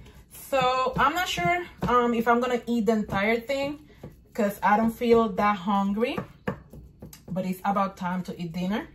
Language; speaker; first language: English; non-native, fluent; Spanish